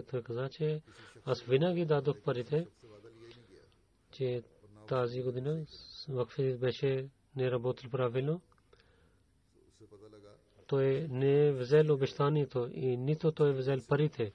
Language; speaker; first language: Bulgarian; non-native, fluent; Urdu